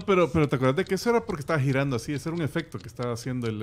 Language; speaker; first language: Spanish; native; Spanish